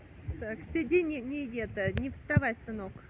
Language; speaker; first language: Russian; native; Russian